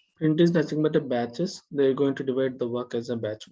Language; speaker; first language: English; non-native, local second language; Telugu